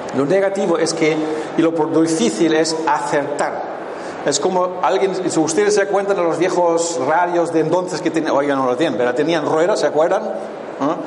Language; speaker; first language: Spanish; non-native, fluent; German